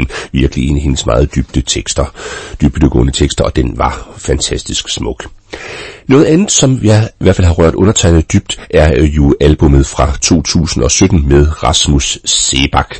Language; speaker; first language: Danish; native; Danish